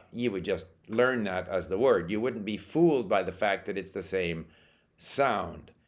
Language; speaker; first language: English; native; English